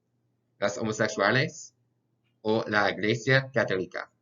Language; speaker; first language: Spanish; non-native, learner; English